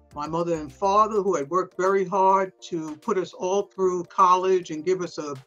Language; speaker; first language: English; native; English